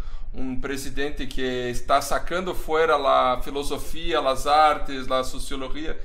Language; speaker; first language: Spanish; non-native, fluent; Portuguese